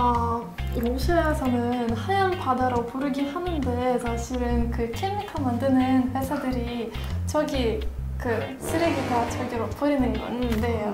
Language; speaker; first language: Korean; non-native, fluent; Russian